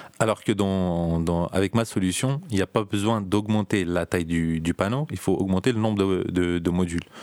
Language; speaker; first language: French; early bilingual, other home language; Turkish